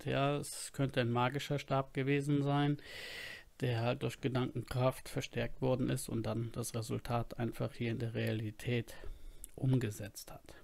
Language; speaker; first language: German; native; German